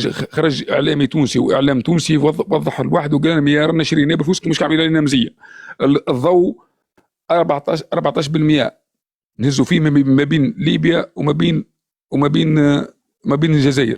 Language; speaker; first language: Arabic; native; Arabic